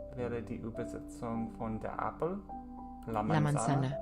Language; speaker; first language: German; non-native, learner; English